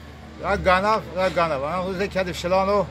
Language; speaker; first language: Hebrew; non-native, learner; Turkish